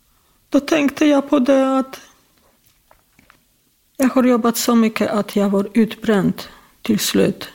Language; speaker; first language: Swedish; non-native, fluent; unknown